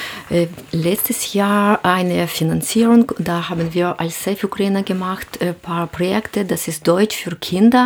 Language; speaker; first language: German; non-native, learner; Ukrainian